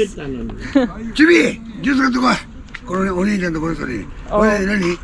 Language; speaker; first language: Japanese; native; Japanese